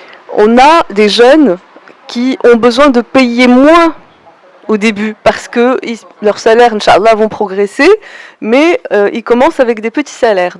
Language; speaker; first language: French; non-native, local second language; Arabic